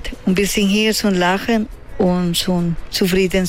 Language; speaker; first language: German; non-native, fluent; Spanish